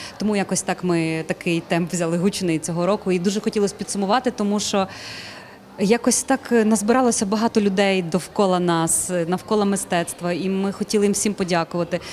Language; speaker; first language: Ukrainian; native; Ukrainian